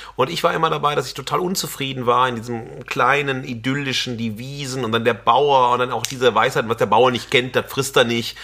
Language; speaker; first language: German; native; German